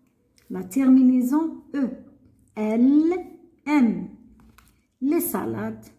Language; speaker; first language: French; non-native, local second language; Arabic